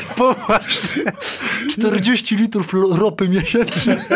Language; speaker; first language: Polish; native; Polish